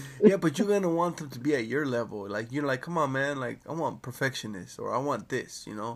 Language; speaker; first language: English; early bilingual, other home language; Spanish